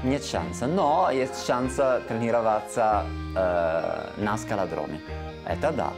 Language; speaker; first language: Russian; non-native, learner; Italian